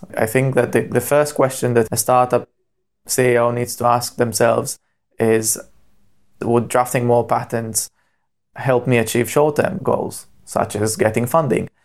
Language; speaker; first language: English; non-native, fluent; Hebrew